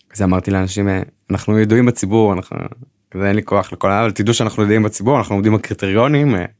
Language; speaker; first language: Hebrew; native; Hebrew